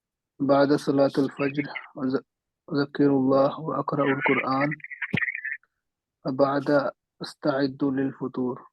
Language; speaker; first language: Arabic; non-native, learner; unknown